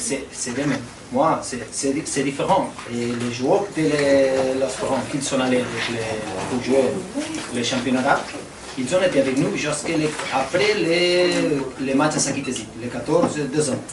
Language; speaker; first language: French; non-native, fluent; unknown